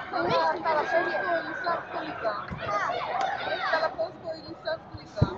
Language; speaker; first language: Icelandic; early bilingual, other home language; Polish